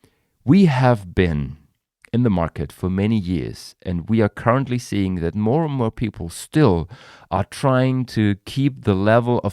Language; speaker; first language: English; non-native, fluent; German